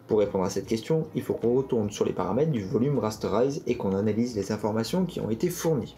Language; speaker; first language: French; native; French